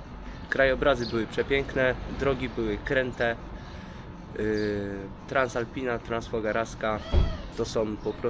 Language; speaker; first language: Polish; native; Polish